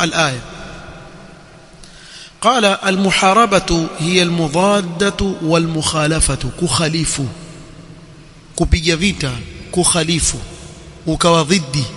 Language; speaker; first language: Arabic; non-native, fluent; Swahili